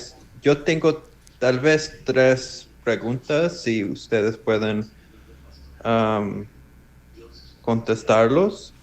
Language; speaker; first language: Spanish; non-native, learner; English